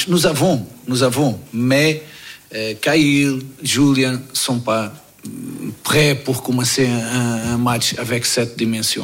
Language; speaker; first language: French; non-native, fluent; Portuguese